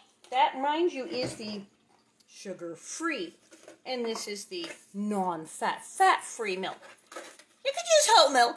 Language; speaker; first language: English; native; English